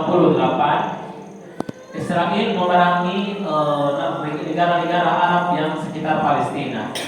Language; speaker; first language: Indonesian; non-native, fluent; Arabic